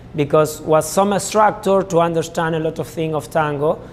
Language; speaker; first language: English; non-native, fluent; Spanish